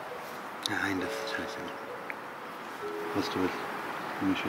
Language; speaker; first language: German; non-native, learner; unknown